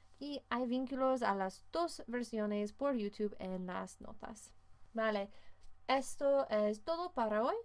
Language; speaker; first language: Spanish; non-native, fluent; English